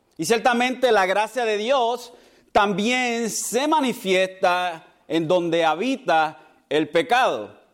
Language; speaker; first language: Spanish; early bilingual, heritage; Spanish